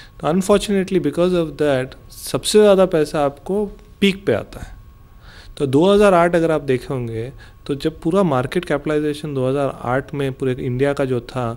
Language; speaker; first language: Hindi; non-native, local second language; Gujarati